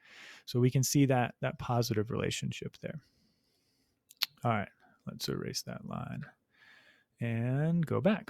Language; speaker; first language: English; native; English